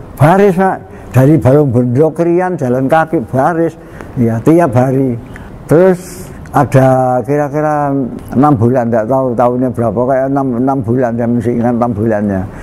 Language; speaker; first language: Indonesian; non-native, local second language; Javanese